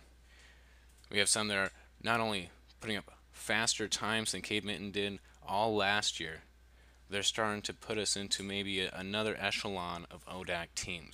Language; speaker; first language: English; native; English